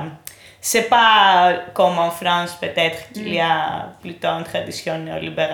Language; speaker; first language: French; non-native, fluent; Greek